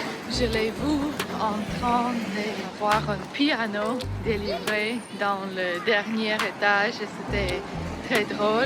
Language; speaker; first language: French; non-native, learner; English